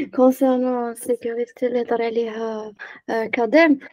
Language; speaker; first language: French; non-native, local second language; Arabic